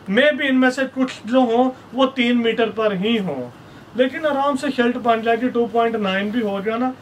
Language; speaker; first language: Urdu; native; Urdu